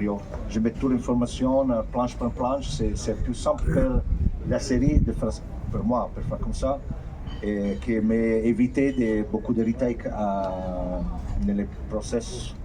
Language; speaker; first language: French; non-native, fluent; Italian